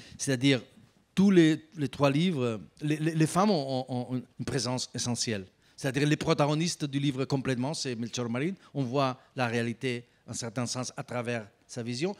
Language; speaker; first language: French; non-native, fluent; Spanish